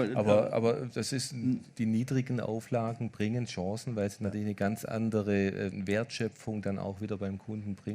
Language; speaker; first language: German; native; German